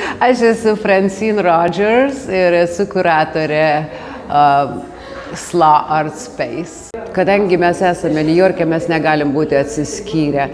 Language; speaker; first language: Lithuanian; early bilingual, heritage; Lithuanian